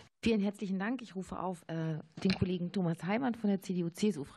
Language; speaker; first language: German; native; German